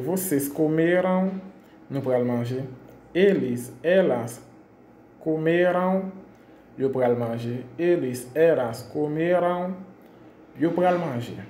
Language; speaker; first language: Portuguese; non-native, fluent; Haitian Creole